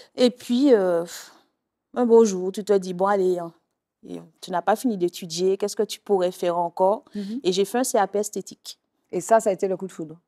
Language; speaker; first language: French; native; French